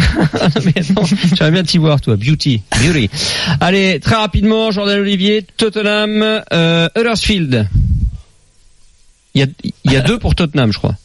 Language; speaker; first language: French; native; French